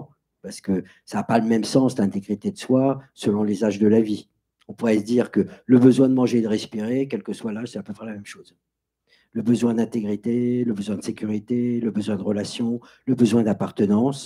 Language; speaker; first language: French; native; French